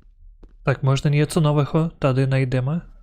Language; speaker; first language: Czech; non-native, learner; Ukrainian